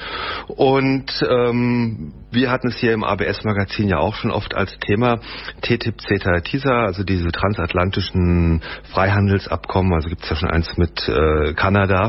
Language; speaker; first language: German; native; German